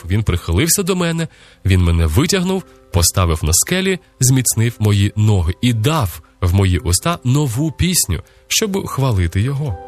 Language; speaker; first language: Ukrainian; native; Ukrainian